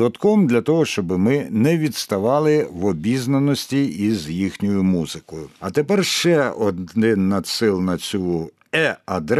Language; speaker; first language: Ukrainian; native; Ukrainian